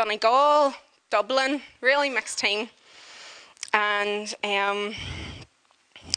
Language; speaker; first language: English; native; English